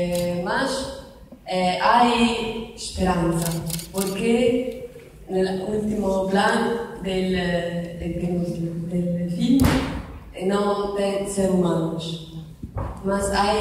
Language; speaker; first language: Portuguese; non-native, learner; Italian